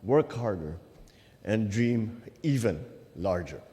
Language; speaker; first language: English; non-native, local second language; Filipino